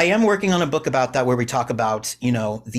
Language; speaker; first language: English; native; English